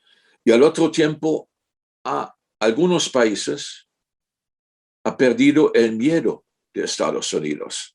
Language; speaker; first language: Spanish; non-native, fluent; German